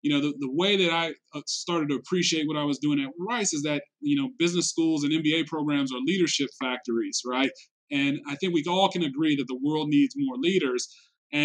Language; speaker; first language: English; native; English